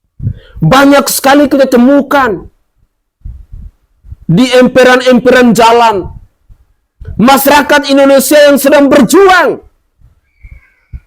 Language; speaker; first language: Indonesian; native; Indonesian